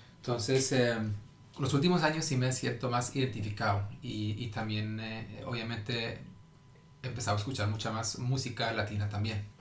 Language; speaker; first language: Spanish; early bilingual, heritage; Norwegian